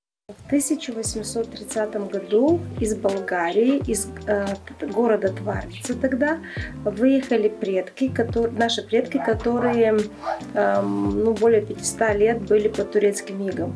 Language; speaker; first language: Russian; non-native, local second language; Bulgarian